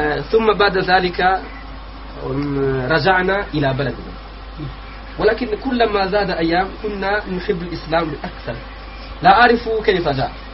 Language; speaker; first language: Arabic; non-native, fluent; Kinyarwanda